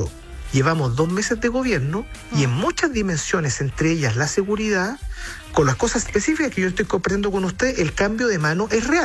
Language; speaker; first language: Spanish; native; Spanish